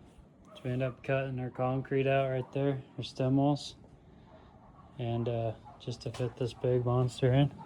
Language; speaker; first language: English; native; English